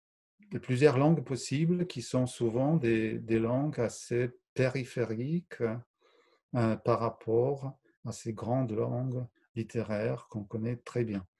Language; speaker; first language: French; non-native, fluent; Polish